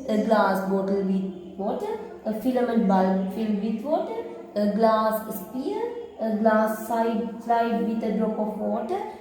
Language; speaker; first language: English; non-native, local second language; Sinhala